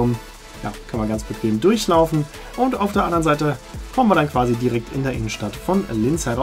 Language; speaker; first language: German; native; German